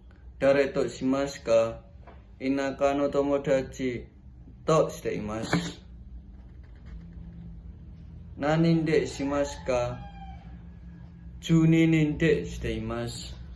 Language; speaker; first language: Japanese; non-native, learner; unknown